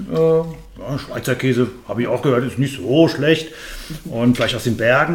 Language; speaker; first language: German; native; German